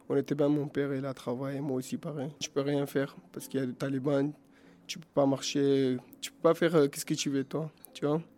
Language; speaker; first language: French; non-native, learner; Pashto